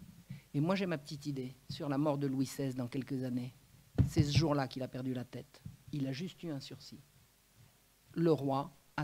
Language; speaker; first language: French; native; French